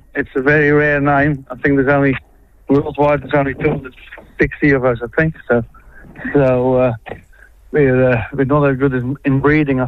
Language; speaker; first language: English; non-native, fluent; Dutch